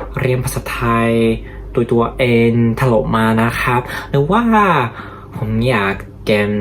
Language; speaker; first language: Thai; non-native, learner; Japanese